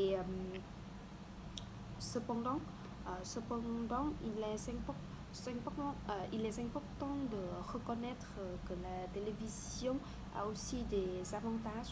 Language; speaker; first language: French; non-native, learner; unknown